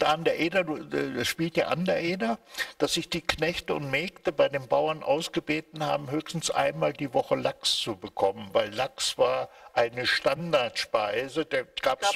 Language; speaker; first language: German; native; German